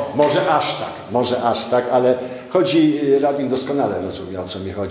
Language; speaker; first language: Polish; native; Polish